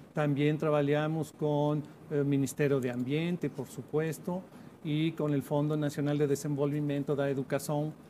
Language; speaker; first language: Portuguese; non-native, learner; Spanish